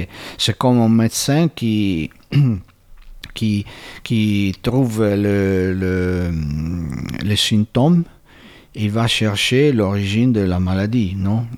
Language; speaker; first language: French; non-native, fluent; Italian